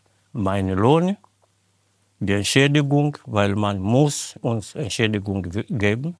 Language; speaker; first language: German; non-native, learner; Portuguese